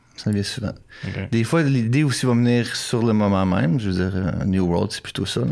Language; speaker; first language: French; native; French